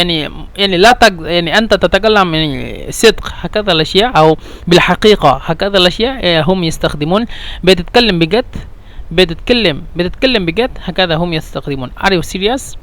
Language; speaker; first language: Arabic; non-native, fluent; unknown